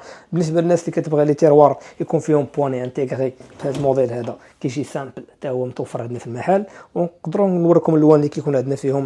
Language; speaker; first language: Arabic; native; Arabic